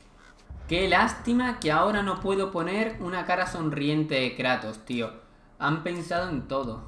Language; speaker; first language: Spanish; native; Spanish